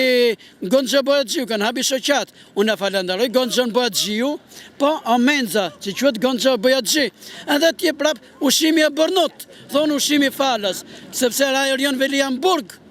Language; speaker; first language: Albanian; native; Albanian